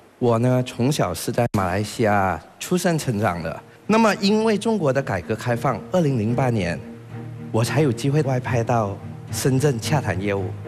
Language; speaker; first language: Chinese; native; Chinese